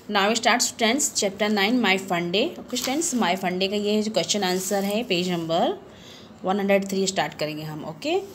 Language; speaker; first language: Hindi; non-native, local second language; Gujarati